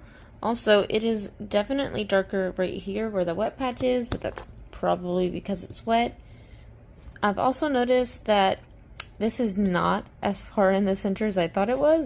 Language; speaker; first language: English; native; English